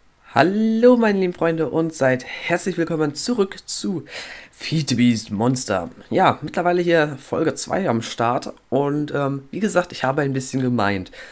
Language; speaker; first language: German; native; German